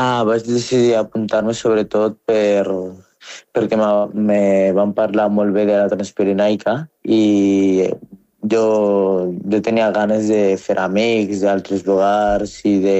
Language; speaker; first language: Catalan; non-native, fluent; Arabic